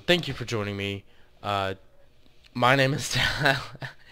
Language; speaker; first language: English; native; English